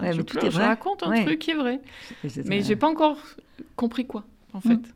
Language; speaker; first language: French; native; French